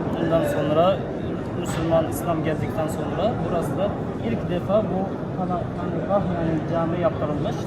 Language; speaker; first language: Turkish; non-native, learner; Uzbek